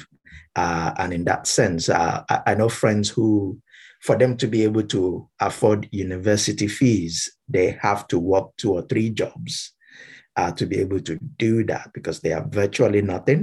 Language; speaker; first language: English; non-native, local second language; Yoruba